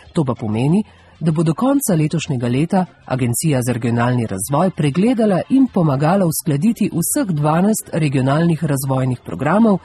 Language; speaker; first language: Slovenian; native; Slovenian